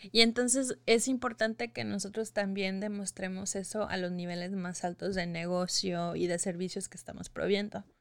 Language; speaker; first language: Spanish; early bilingual, heritage; Spanish